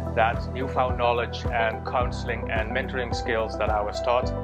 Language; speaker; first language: English; non-native, fluent; Dutch